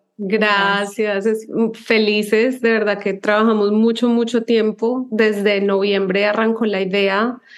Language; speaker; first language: Spanish; native; Spanish